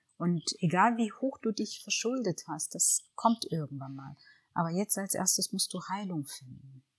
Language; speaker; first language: German; early bilingual, other home language; Tigrinya